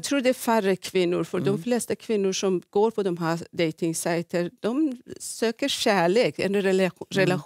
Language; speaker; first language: Swedish; non-native, fluent; Persian